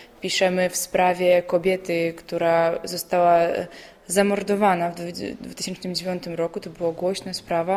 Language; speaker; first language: Polish; non-native, fluent; Belarusian